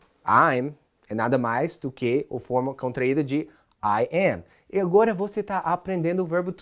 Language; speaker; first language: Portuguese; non-native, fluent; English